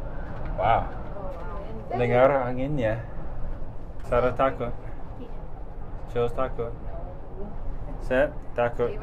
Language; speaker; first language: Indonesian; non-native, fluent; English